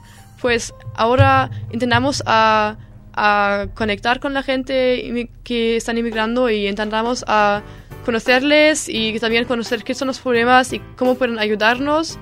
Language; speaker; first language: Spanish; non-native, learner; German